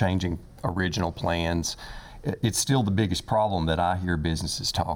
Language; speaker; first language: English; native; English